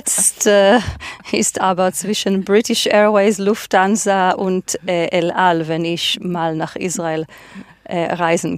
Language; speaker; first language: German; non-native, fluent; Hebrew